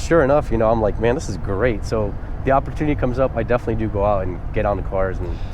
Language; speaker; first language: English; native; English